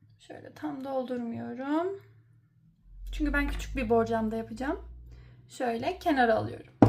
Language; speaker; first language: Turkish; early bilingual, heritage; Turkish